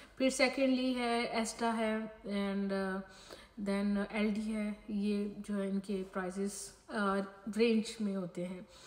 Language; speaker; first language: Urdu; native; Urdu